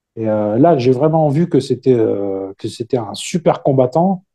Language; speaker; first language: French; native; French